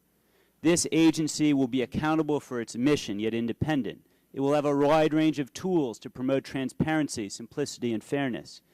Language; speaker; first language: English; native; English